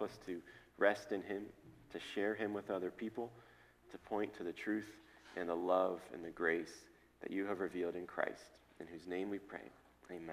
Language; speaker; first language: English; native; English